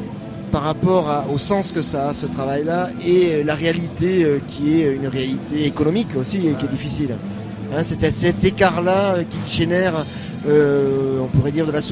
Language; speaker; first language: French; native; French